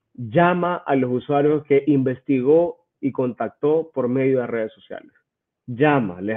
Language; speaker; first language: Spanish; native; Spanish